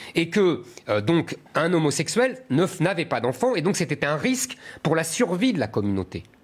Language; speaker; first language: French; native; French